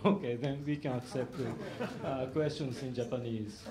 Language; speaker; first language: English; non-native, fluent; Japanese